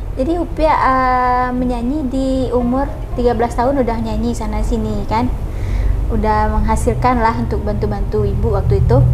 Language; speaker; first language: Indonesian; non-native, local second language; Minangkabau